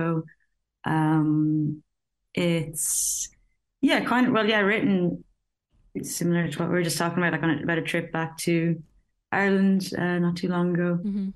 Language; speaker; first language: English; native; English